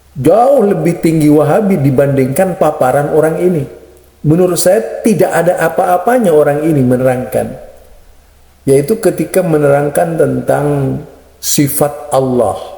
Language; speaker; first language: Indonesian; non-native, local second language; Madurese